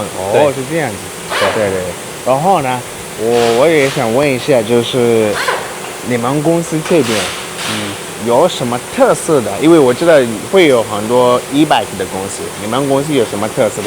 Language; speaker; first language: Chinese; non-native, learner; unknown